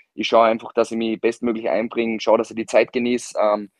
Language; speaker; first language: German; native; German